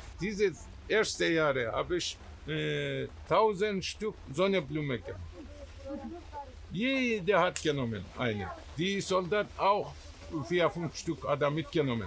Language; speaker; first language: German; non-native, learner; Turkish